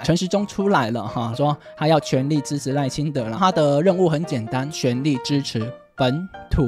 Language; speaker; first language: Chinese; native; Chinese